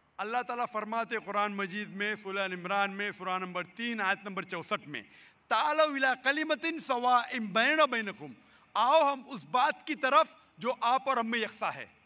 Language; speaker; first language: Hindi; non-native, local second language; Konkani